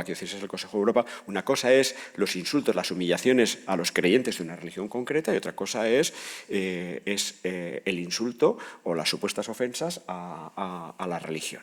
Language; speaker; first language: Spanish; native; Spanish